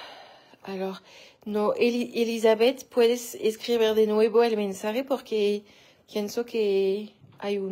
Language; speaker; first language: Spanish; non-native, learner; French